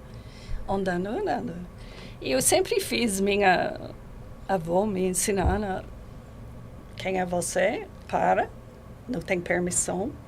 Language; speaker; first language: Portuguese; non-native, learner; English